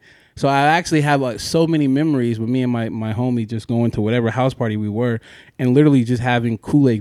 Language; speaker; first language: English; native; English